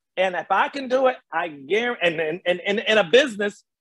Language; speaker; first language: English; native; English